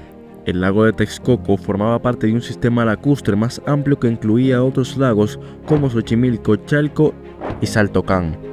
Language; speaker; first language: Spanish; native; Spanish